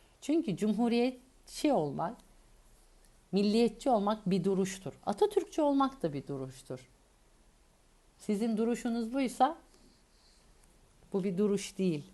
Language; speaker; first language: Turkish; native; Turkish